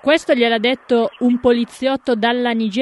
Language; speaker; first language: Italian; native; Italian